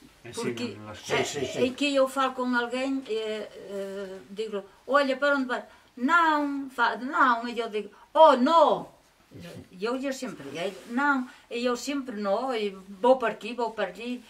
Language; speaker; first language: Portuguese; non-native, local second language; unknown